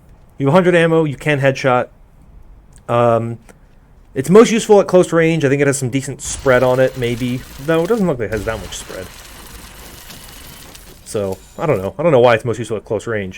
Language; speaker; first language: English; native; English